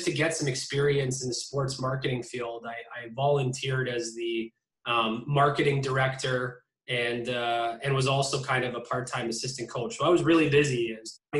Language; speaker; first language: English; native; English